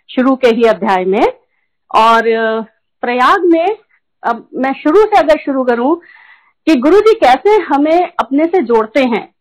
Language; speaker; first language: Hindi; native; Hindi